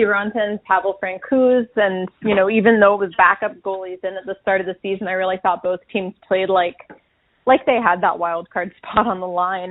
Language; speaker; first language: English; native; English